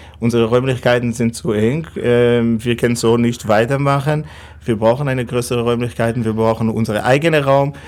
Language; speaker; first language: German; non-native, fluent; Hebrew